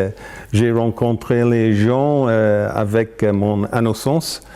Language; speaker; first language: French; non-native, fluent; English